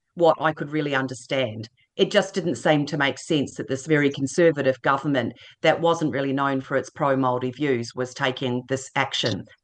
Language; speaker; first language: English; native; English